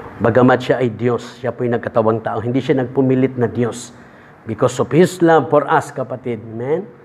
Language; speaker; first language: Filipino; native; Filipino